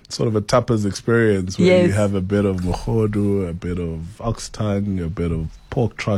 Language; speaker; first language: English; non-native, local second language; Xhosa